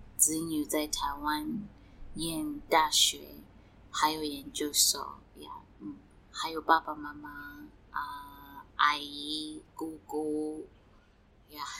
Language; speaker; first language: Chinese; non-native, fluent; Swati